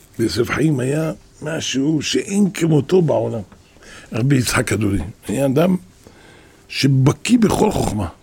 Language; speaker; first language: Hebrew; native; Hebrew